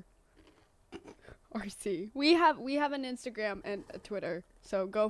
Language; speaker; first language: English; non-native, fluent; Finnish